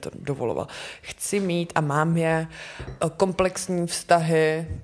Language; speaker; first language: Czech; native; Czech